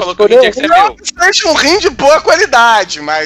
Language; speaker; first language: Portuguese; native; Portuguese